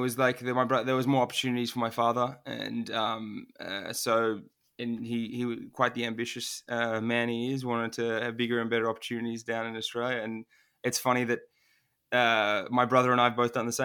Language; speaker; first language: English; non-native, local second language; Turkish